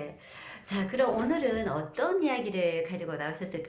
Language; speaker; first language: Korean; native; Korean